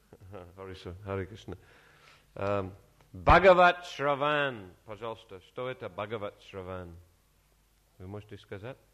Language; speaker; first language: Russian; non-native, learner; English